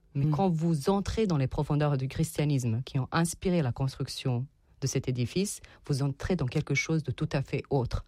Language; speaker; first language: French; non-native, fluent; Serbian